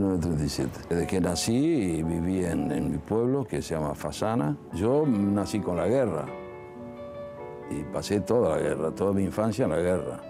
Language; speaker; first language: Spanish; early bilingual, other home language; Italian